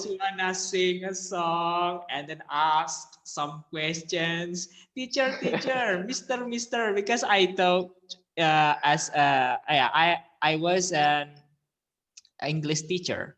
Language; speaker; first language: English; non-native, learner; Indonesian